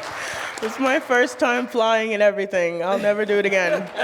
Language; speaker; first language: English; native; English